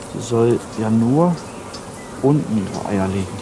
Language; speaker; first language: German; native; German